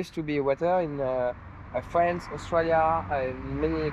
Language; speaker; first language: English; non-native, fluent; French